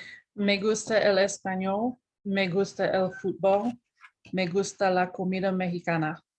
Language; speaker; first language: Spanish; non-native, learner; English